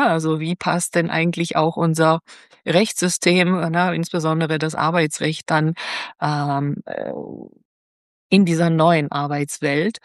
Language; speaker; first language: German; native; German